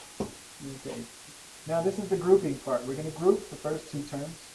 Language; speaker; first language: English; native; English